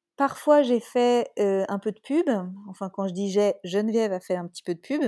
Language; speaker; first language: French; native; French